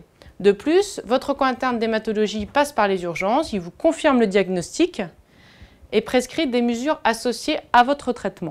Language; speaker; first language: French; native; French